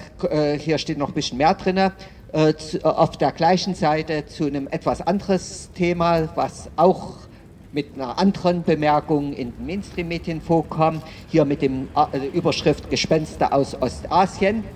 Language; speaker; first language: German; native; German